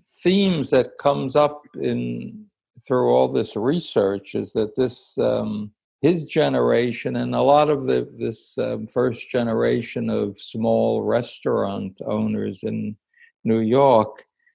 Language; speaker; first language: English; native; English